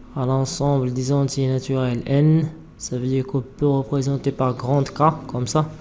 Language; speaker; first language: French; non-native, local second language; Arabic